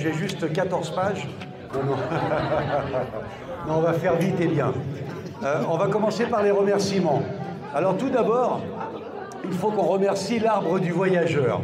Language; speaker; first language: French; native; French